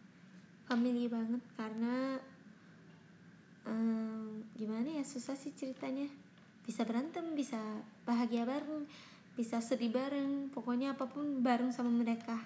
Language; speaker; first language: Indonesian; non-native, fluent; Japanese